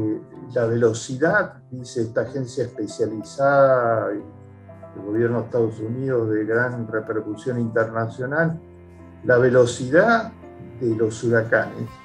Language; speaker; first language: Spanish; native; Spanish